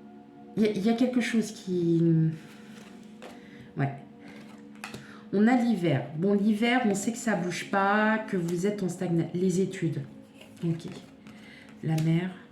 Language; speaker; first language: French; native; French